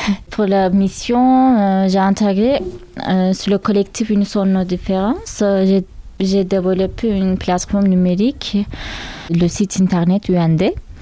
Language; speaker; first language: French; non-native, learner; Turkish